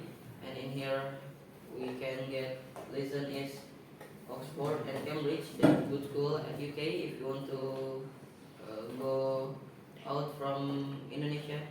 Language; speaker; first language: English; non-native, learner; Indonesian